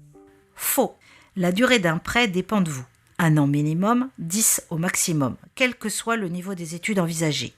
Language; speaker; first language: French; native; French